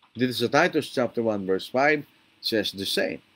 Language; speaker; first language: English; non-native, local second language; Filipino